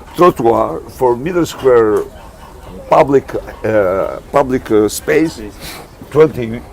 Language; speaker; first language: English; non-native, learner; Albanian